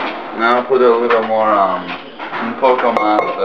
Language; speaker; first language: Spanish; non-native, learner; English